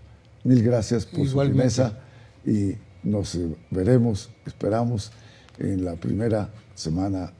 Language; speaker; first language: Spanish; native; Spanish